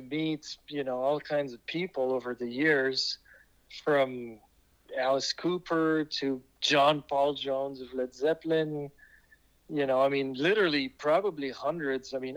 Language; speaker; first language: English; non-native, fluent; French